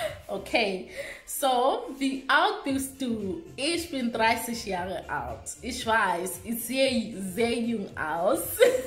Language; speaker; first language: German; non-native, learner; Shona